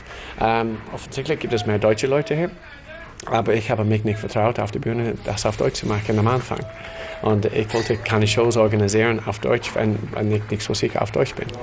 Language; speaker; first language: German; non-native, learner; English